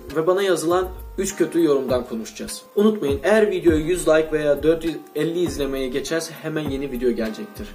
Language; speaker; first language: Turkish; non-native, fluent; Russian